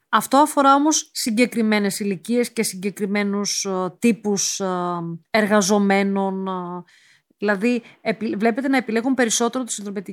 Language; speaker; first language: Greek; native; Greek